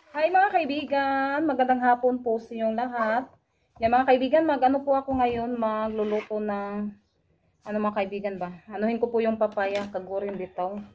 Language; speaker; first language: Filipino; non-native, local second language; Cebuano